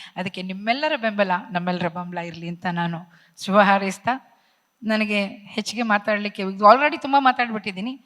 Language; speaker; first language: Kannada; native; Kannada